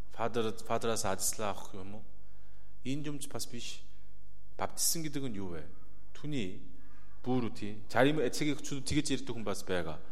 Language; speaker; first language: Mongolian; non-native, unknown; Korean